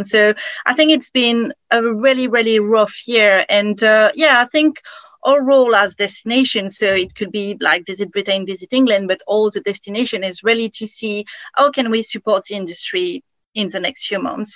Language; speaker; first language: English; non-native, fluent; French